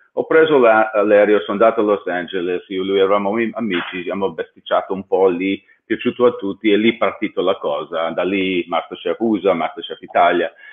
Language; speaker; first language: Italian; non-native, fluent; English